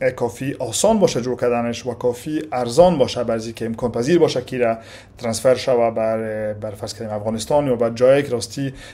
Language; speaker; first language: Persian; native; Persian